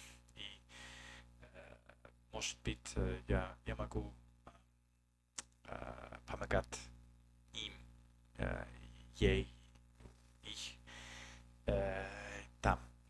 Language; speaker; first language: Russian; non-native, learner; English